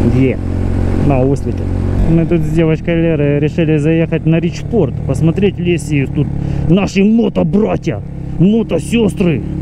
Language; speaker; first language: Russian; native; Russian